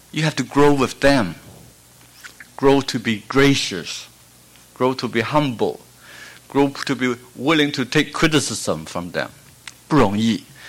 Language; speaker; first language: English; non-native, local second language; Cantonese